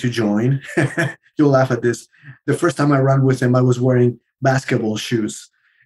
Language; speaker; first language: English; non-native, fluent; Spanish